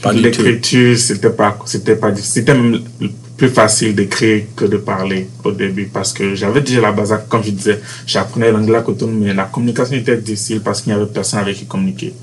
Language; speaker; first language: French; native; French